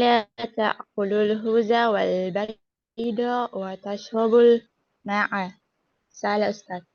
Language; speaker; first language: Arabic; non-native, learner; Indonesian